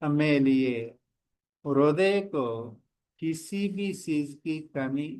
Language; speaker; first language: Hindi; non-native, local second language; Telugu